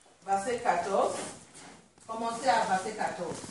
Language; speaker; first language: French; non-native, learner; Swahili